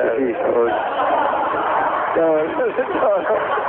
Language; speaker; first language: Spanish; native; Spanish